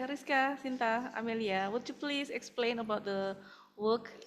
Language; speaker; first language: English; non-native, fluent; Indonesian